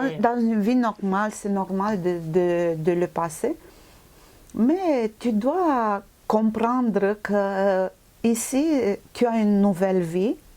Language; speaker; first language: French; non-native, fluent; Romanian